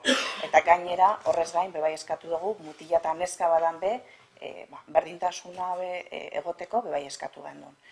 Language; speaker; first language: Basque; native; Basque